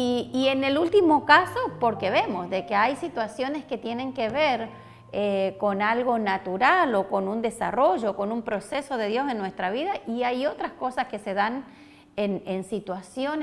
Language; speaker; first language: Spanish; native; Spanish